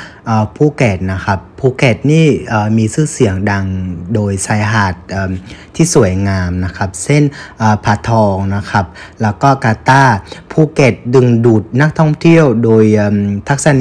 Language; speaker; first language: Thai; non-native, fluent; Vietnamese